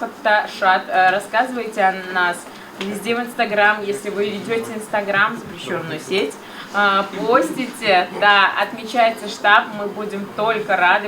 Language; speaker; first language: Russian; native; Russian